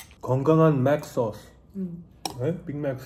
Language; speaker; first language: Korean; non-native, learner; French